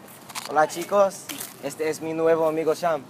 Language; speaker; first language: Spanish; non-native, learner; English